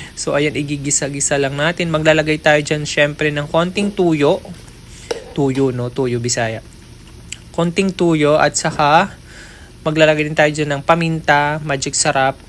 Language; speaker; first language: Filipino; non-native, local second language; Waray